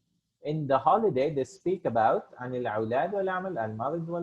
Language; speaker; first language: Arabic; non-native, fluent; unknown